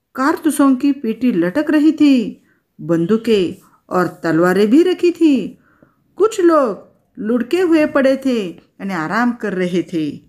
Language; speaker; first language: Hindi; non-native, local second language; Marathi